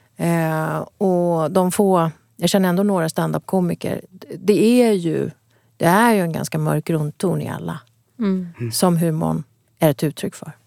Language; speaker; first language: Swedish; early bilingual, other home language; Kurdish